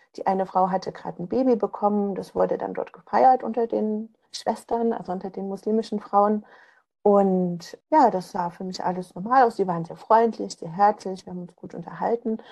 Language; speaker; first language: German; native; German